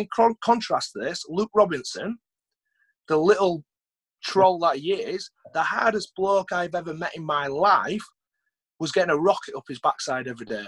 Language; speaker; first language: English; native; English